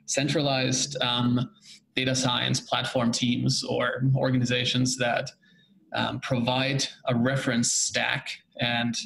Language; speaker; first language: English; non-native, fluent; German